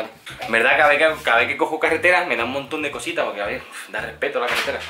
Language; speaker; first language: Spanish; native; Spanish